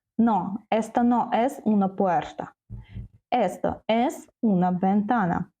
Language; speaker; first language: Spanish; non-native, fluent; Ukrainian